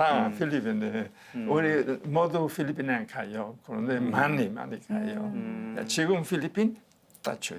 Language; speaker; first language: Korean; non-native, learner; Spanish